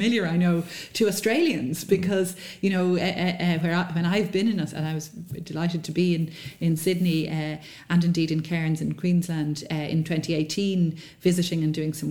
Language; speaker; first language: English; native; English